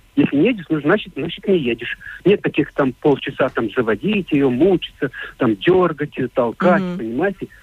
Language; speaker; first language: Russian; non-native, local second language; Latvian